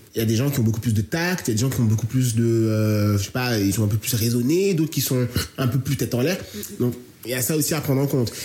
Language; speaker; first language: French; native; French